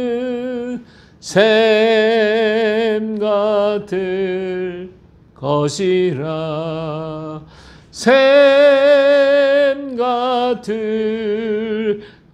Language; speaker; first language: Korean; native; Korean